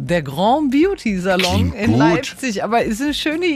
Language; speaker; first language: German; native; German